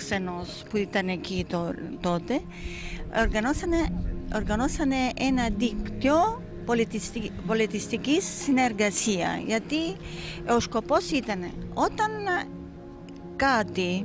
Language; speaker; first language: Greek; non-native, fluent; Italian